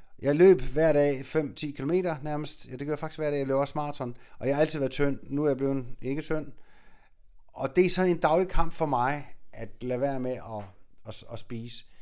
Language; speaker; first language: Danish; native; Danish